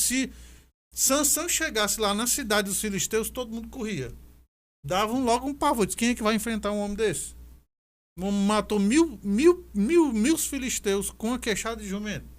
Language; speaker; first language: Portuguese; native; Portuguese